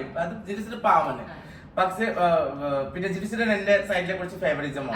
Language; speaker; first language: Malayalam; non-native, local second language; Assamese